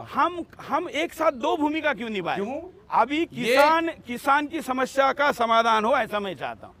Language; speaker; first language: Hindi; non-native, local second language; Marathi